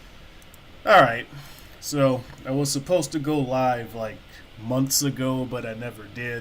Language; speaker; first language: English; native; English